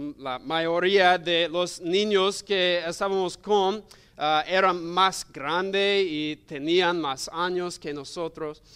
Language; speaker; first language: Spanish; non-native, learner; English